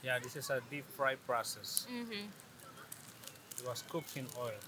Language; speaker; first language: English; non-native, local second language; Filipino